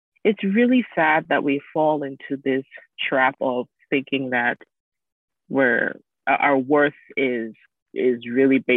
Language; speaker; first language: English; non-native, local second language; Akan